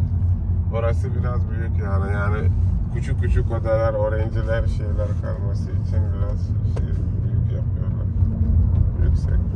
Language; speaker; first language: Turkish; non-native, fluent; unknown